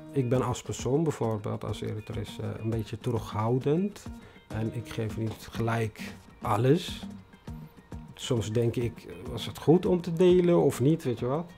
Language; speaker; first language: Dutch; non-native, fluent; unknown